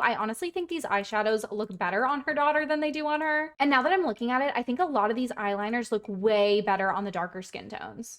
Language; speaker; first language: English; native; English